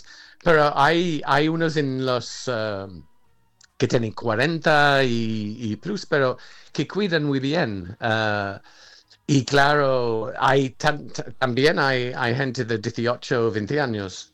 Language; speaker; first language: Spanish; non-native, fluent; English